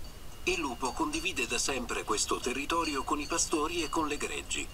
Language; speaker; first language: Italian; native; Italian